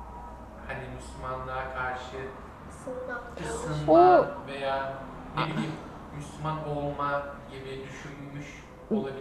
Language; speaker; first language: Turkish; native; Turkish